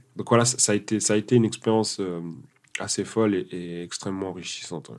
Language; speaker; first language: French; early bilingual, other home language; Portuguese